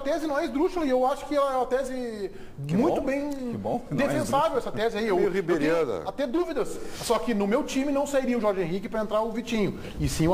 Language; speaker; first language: Portuguese; native; Portuguese